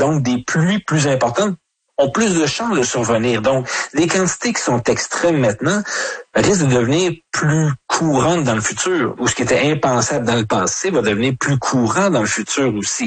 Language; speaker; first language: French; native; French